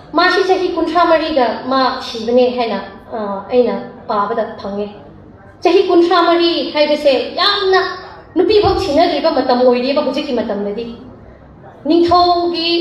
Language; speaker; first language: Manipuri; native; Manipuri